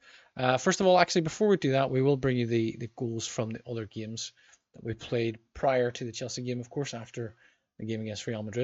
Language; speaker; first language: English; native; English